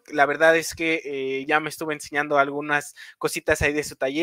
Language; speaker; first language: Spanish; native; Spanish